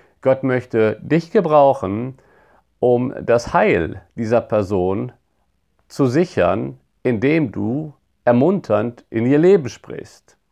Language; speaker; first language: German; native; German